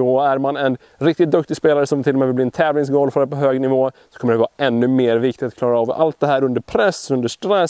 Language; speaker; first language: Swedish; native; Swedish